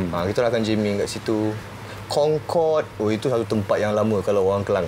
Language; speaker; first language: Malay; early bilingual, heritage; Malay